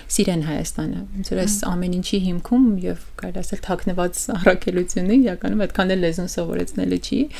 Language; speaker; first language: Armenian; early bilingual, heritage; Armenian